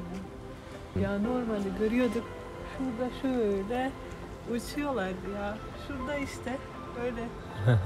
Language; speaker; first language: Turkish; non-native, fluent; Slovenian